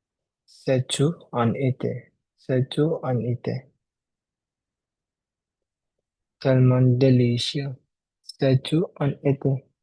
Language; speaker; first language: French; non-native, learner; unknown